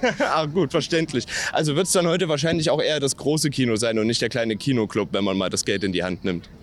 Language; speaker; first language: German; native; German